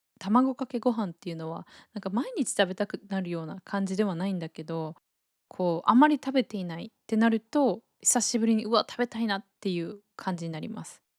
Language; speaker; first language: Japanese; native; Japanese